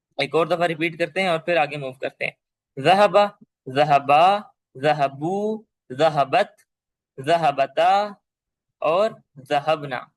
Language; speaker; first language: Urdu; native; Urdu